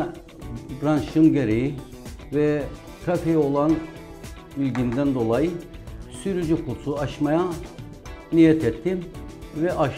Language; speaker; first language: Turkish; native; Turkish